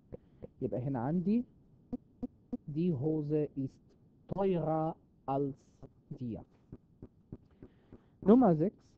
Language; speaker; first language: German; non-native, fluent; Arabic